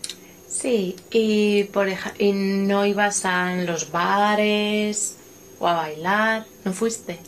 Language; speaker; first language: Spanish; non-native, fluent; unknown